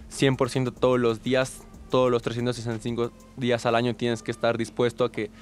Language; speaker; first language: Spanish; native; Spanish